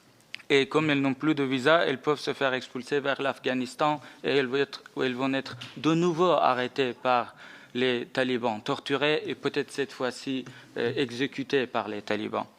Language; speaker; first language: French; non-native, fluent; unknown